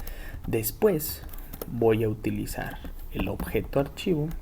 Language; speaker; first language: Spanish; native; Spanish